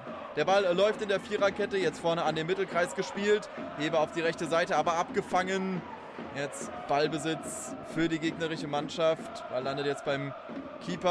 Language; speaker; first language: German; native; German